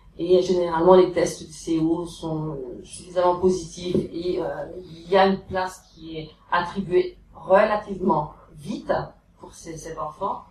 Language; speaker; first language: French; native; French